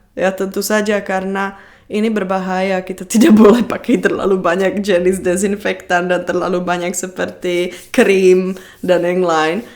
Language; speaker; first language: Indonesian; non-native, fluent; Czech